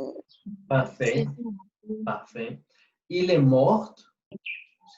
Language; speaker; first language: French; non-native, fluent; Spanish